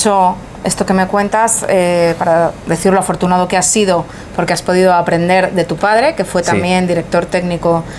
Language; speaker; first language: Spanish; native; Spanish